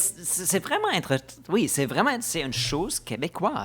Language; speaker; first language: French; non-native, fluent; German